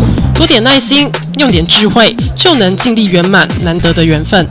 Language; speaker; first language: Chinese; native; Chinese